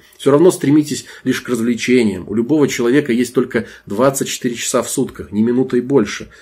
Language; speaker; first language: Russian; non-native, local second language; Belarusian